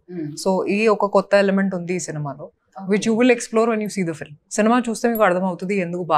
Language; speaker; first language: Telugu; non-native, local second language; Hindi